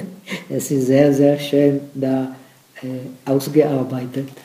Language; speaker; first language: German; non-native, fluent; Czech